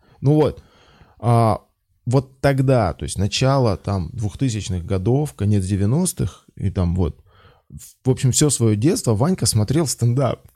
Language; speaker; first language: Russian; native; Russian